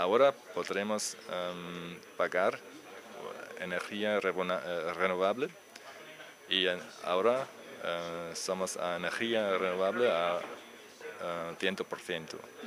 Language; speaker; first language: Spanish; non-native, learner; German